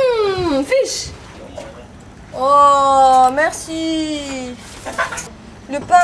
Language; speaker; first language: French; non-native, local second language; Arabic